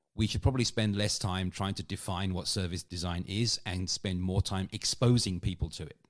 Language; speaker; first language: English; native; English